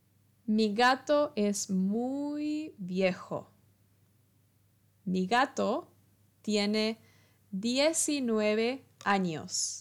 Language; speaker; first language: Spanish; non-native, fluent; English